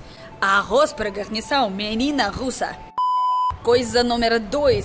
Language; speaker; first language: Portuguese; non-native, learner; Russian